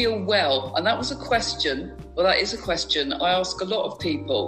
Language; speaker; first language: English; native; English